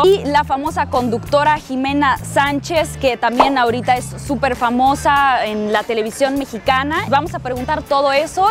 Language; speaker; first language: Spanish; non-native, fluent; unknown